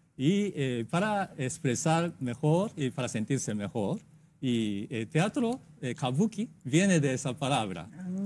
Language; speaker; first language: Spanish; non-native, fluent; Japanese